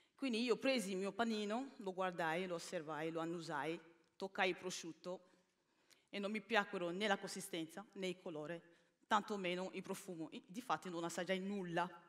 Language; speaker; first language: Italian; early bilingual, other home language; Bini